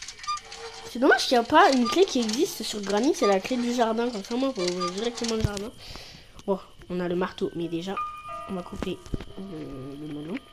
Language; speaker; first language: French; native; French